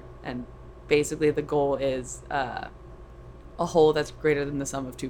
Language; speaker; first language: English; native; English